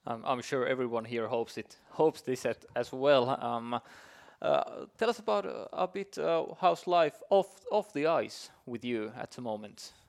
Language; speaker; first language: English; non-native, fluent; Finnish